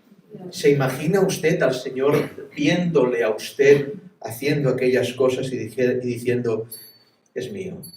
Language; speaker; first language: Spanish; native; Spanish